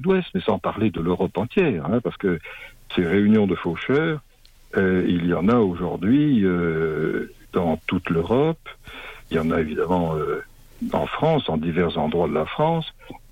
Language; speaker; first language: French; native; French